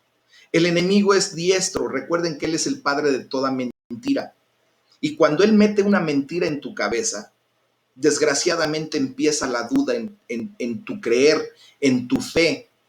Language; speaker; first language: Spanish; native; Spanish